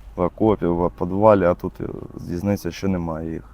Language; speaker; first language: Ukrainian; non-native, local second language; Russian